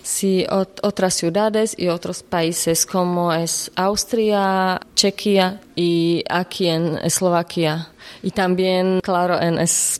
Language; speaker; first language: Spanish; non-native, learner; Slovak